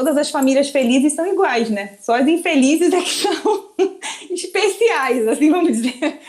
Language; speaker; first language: Portuguese; early bilingual, other home language; Spanish